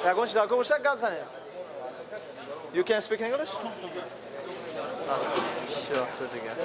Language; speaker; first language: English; non-native, learner; Persian